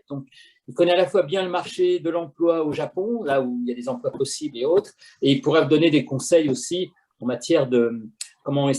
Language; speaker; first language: French; native; French